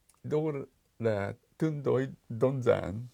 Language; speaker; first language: Vietnamese; non-native, fluent; Japanese